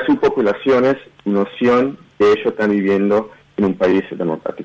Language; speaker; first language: Spanish; early bilingual, heritage; Spanish